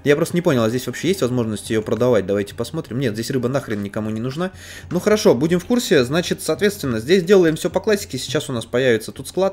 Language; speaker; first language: Russian; native; Russian